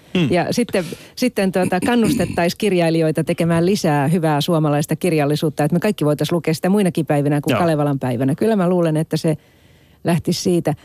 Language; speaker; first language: Finnish; native; Finnish